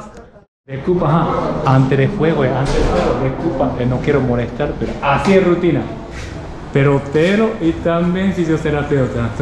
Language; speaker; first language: Spanish; non-native, learner; Japanese